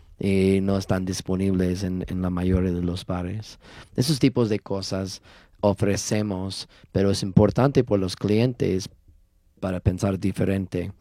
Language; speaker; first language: Spanish; non-native, learner; English